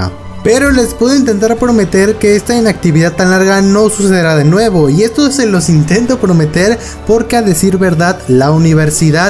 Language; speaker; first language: Spanish; native; Spanish